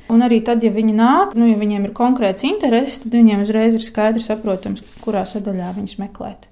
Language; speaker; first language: Latvian; native; Latvian